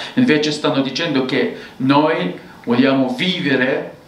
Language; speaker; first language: Italian; non-native, learner; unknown